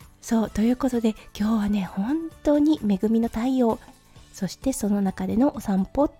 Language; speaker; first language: Japanese; native; Japanese